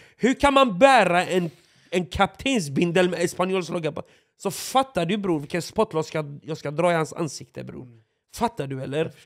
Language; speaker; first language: Swedish; native; Swedish